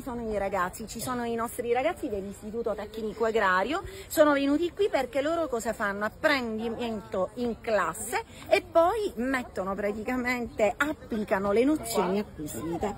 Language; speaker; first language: Italian; native; Italian